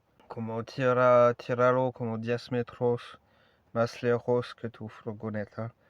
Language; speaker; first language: Spanish; non-native, learner; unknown